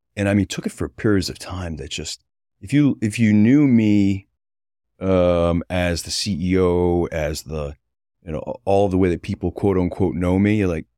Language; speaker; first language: English; native; English